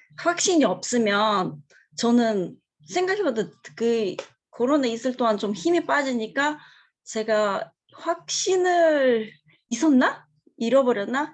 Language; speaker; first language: Korean; non-native, fluent; Russian